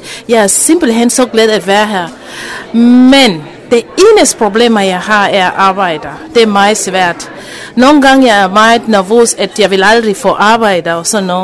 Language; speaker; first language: Danish; non-native, fluent; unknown